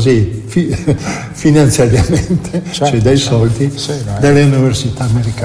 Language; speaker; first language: Italian; native; Italian